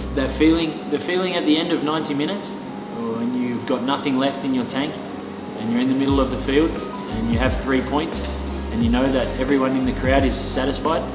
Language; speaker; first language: English; native; English